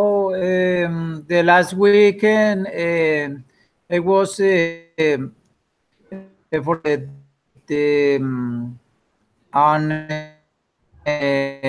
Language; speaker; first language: English; non-native, learner; Spanish